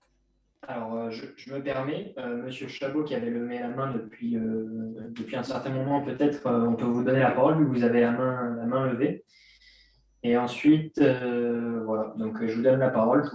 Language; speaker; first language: French; native; French